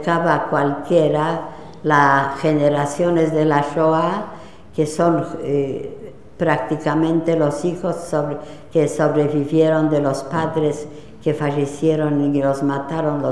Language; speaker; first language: Spanish; non-native, fluent; Polish